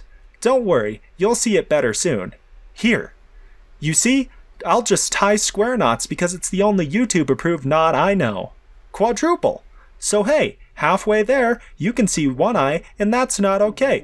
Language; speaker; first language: English; native; English